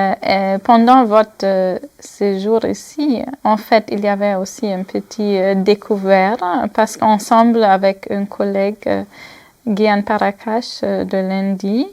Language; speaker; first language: French; non-native, fluent; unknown